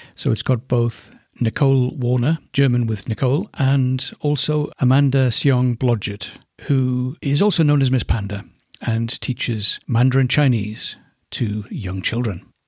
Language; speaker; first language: English; native; English